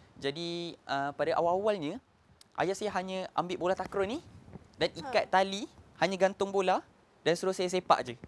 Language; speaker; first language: Malay; native; Malay